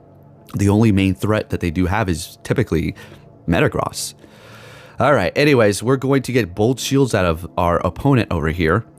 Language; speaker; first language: English; native; English